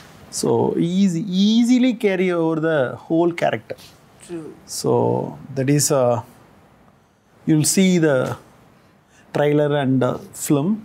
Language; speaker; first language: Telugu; non-native, learner; Tamil